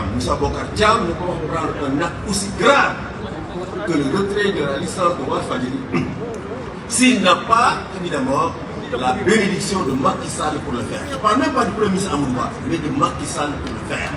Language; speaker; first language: French; non-native, local second language; Wolof